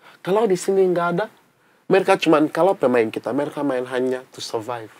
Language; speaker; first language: Indonesian; non-native, fluent; English